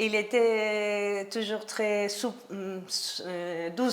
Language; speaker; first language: French; non-native, learner; Spanish